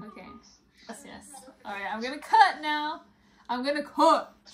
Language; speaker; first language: English; early bilingual, other home language; Spanish